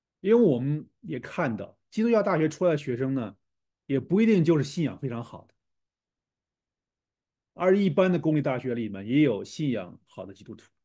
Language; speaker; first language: Chinese; native; Chinese